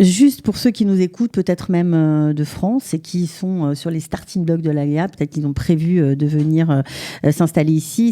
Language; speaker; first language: French; native; French